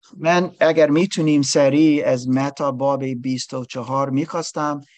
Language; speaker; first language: Persian; non-native, learner; English